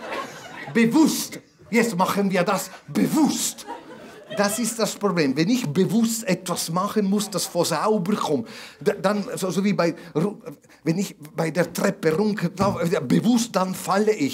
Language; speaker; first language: German; non-native, fluent; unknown